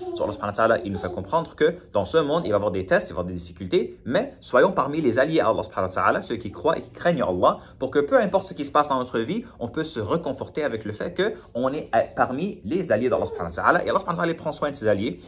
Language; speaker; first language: French; native; French